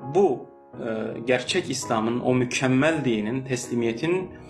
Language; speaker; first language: Turkish; non-native, local second language; Kurdish